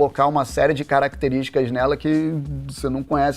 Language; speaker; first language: Portuguese; native; Portuguese